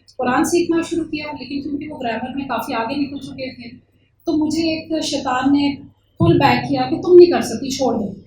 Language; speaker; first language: Urdu; early bilingual, heritage; Urdu